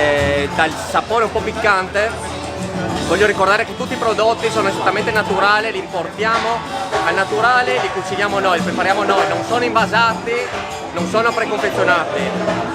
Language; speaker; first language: Italian; non-native, fluent; Spanish